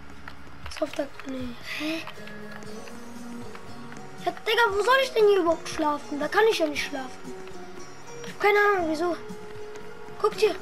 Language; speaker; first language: German; native; German